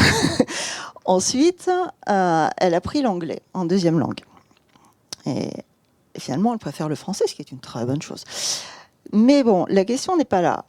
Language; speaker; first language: French; native; French